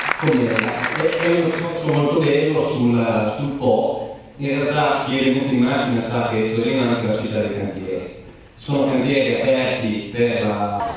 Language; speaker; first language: Italian; native; Italian